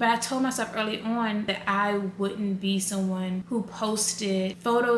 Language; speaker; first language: English; native; English